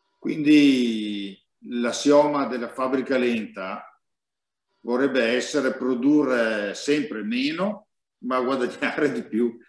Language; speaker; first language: Italian; native; Italian